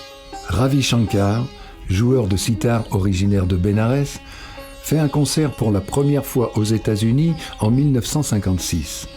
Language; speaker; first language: French; native; French